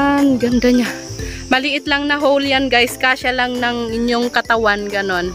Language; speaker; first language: Filipino; non-native, local second language; Iloko